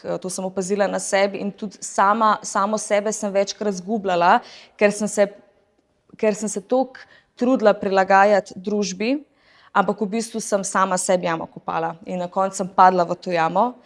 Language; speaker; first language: Slovenian; early bilingual, other home language; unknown